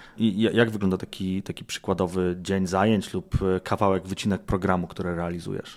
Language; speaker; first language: Polish; native; Polish